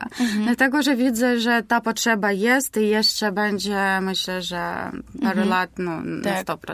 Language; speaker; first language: Polish; non-native, learner; Ukrainian